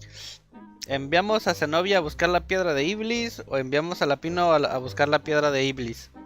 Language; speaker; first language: Spanish; native; Spanish